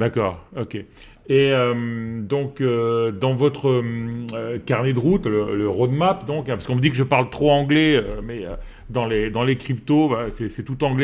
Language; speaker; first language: French; native; French